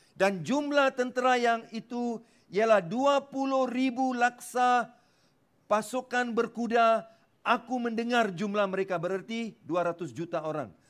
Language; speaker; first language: Malay; non-native, local second language; Tamil